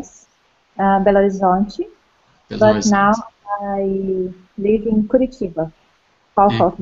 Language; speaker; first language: English; non-native, learner; Portuguese